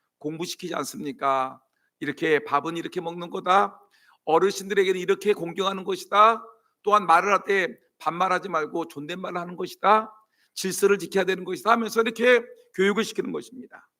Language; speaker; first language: Korean; native; Korean